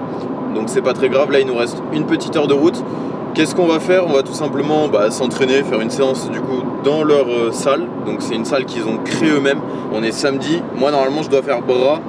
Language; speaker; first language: French; native; French